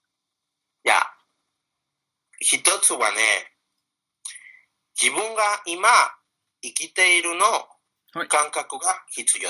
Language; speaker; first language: Japanese; non-native, fluent; Spanish